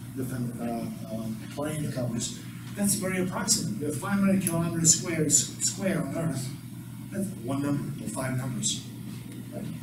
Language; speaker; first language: English; non-native, fluent; Slovak